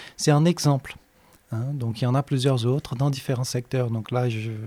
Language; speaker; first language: French; non-native, fluent; Portuguese